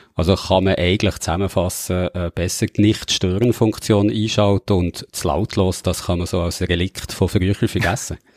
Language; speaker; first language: German; native; German